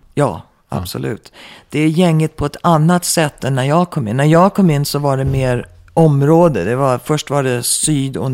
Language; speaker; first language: Swedish; early bilingual, heritage; Swedish